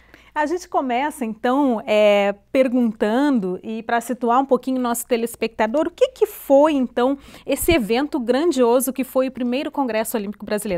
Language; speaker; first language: Portuguese; native; Portuguese